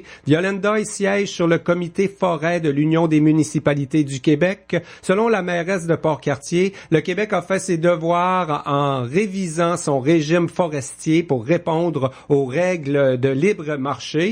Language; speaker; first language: French; native; French